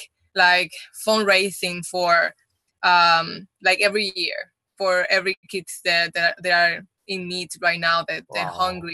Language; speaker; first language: English; non-native, fluent; Spanish